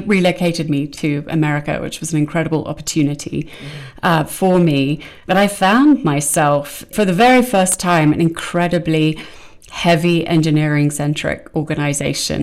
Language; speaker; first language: English; native; English